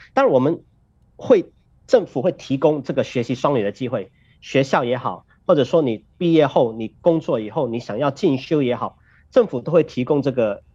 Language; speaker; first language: Chinese; native; Chinese